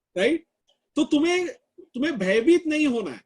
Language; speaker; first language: Hindi; non-native, local second language; Malayalam